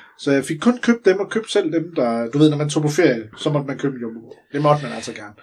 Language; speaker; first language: Danish; native; Danish